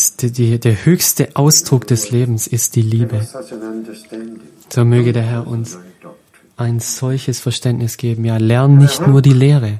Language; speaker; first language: German; non-native, fluent; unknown